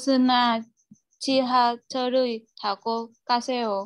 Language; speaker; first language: Korean; non-native, learner; Vietnamese